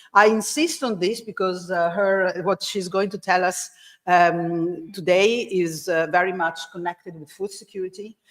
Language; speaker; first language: English; non-native, fluent; Italian